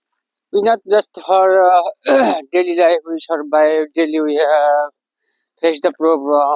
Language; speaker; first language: English; non-native, learner; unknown